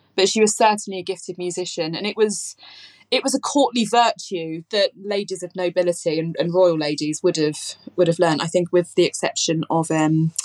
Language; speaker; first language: English; native; English